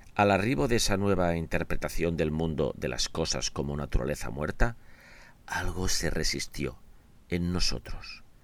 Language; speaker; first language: Spanish; non-native, local second language; Catalan